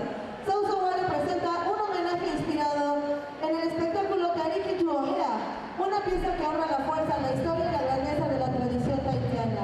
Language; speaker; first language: Spanish; native; Spanish